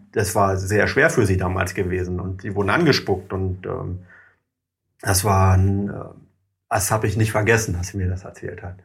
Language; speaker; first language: German; native; German